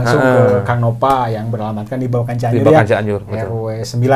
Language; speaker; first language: Indonesian; non-native, local second language; Sundanese